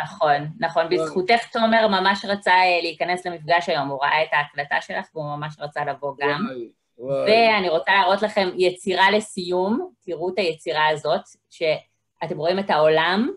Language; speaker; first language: Hebrew; native; Hebrew